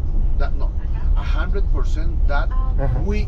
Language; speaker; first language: English; non-native, fluent; Spanish